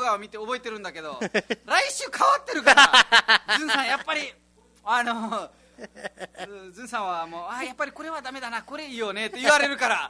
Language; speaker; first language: Japanese; non-native, fluent; Nepali